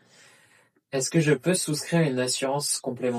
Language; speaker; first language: French; non-native, learner; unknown